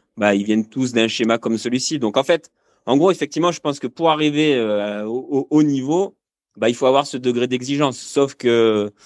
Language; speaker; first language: French; native; French